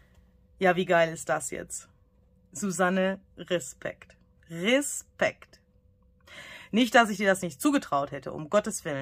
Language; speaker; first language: German; native; German